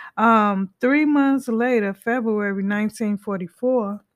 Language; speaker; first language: English; native; English